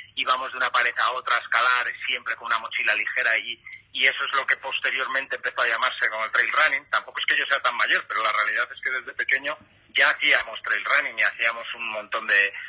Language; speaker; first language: Spanish; native; Spanish